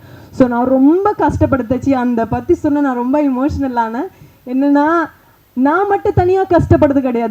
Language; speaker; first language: Tamil; non-native, learner; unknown